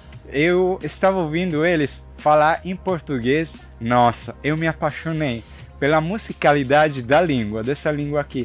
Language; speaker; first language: Portuguese; non-native, fluent; Italian